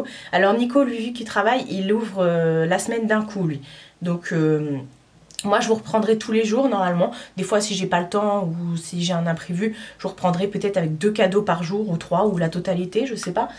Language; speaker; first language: French; native; French